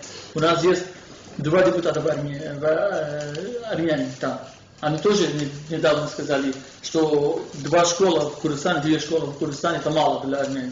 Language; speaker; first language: Russian; non-native, fluent; Kurdish